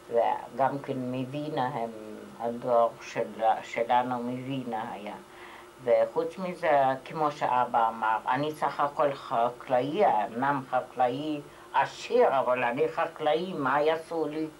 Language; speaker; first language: Hebrew; non-native, fluent; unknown